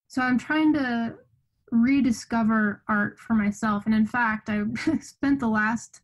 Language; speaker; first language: English; native; English